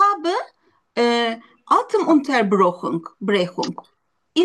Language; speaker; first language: German; non-native, learner; Turkish